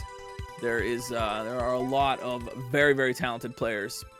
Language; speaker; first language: English; native; English